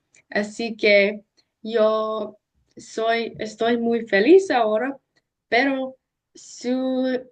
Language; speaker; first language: Spanish; non-native, learner; English